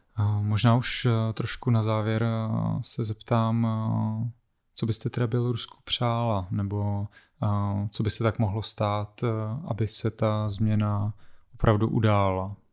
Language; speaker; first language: Czech; native; Czech